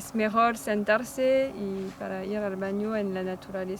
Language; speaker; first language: Spanish; non-native, fluent; French